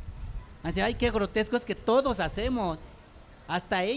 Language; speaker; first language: Spanish; native; Spanish